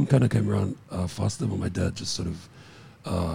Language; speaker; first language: English; non-native, local second language; Samoan